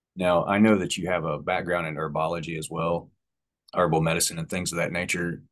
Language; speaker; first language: English; native; English